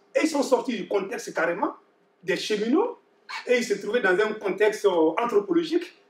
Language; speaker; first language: French; non-native, local second language; Bambara